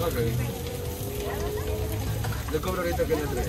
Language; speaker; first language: Spanish; native; Spanish